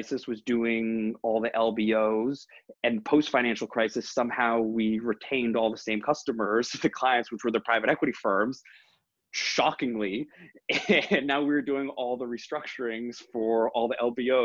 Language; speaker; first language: English; native; English